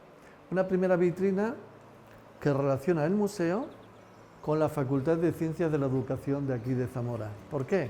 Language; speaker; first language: Spanish; native; Spanish